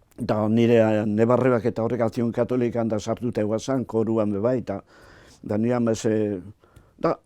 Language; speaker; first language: Basque; native; Basque